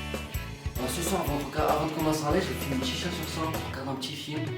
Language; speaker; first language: French; native; French